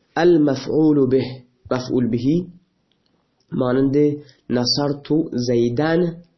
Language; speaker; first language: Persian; non-native, local second language; Baluchi